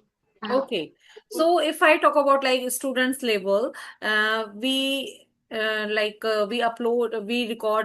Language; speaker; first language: English; non-native, fluent; Hindi